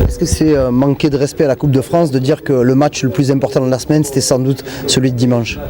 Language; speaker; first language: French; native; French